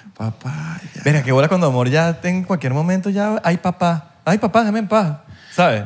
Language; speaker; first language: Spanish; native; Spanish